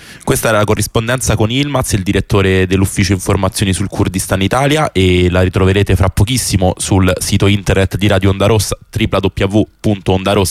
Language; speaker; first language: Italian; native; Italian